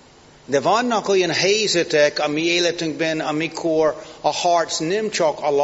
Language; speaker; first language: Hungarian; non-native, fluent; English